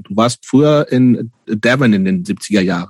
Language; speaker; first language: German; native; German